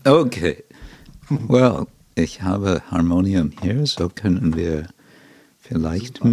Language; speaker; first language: German; non-native, fluent; English